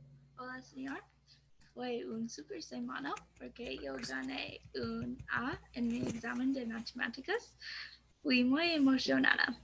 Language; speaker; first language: Spanish; non-native, learner; English